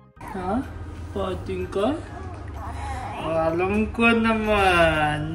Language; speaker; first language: Filipino; non-native, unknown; Hindi